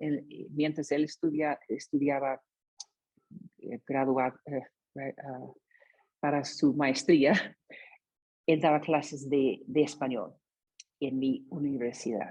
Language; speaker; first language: Spanish; non-native, fluent; English